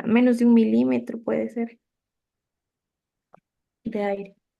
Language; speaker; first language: Spanish; native; Spanish